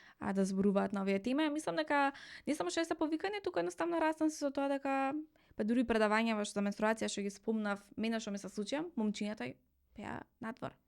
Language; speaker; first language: Macedonian; native; Macedonian